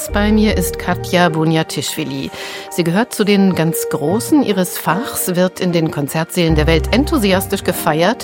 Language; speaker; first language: German; native; German